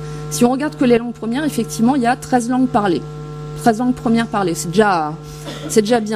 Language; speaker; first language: French; native; French